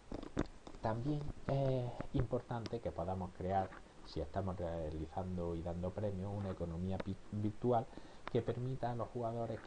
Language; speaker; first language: Spanish; native; Spanish